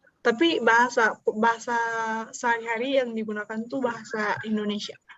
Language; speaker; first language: Indonesian; non-native, local second language; Nias